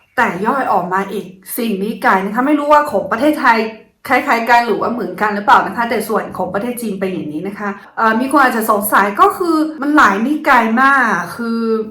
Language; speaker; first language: Thai; non-native, fluent; Chinese